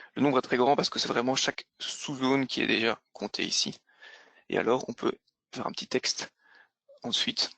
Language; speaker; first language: French; native; French